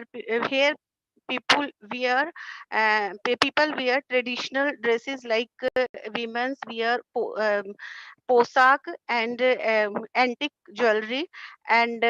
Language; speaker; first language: English; non-native, learner; Hindi